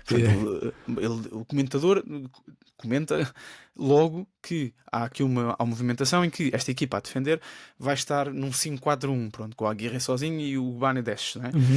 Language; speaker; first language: Portuguese; native; Portuguese